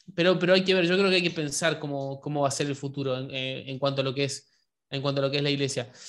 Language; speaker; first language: Spanish; native; Spanish